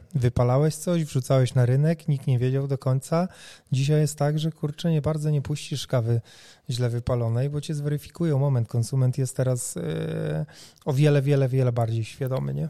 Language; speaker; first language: Polish; native; Polish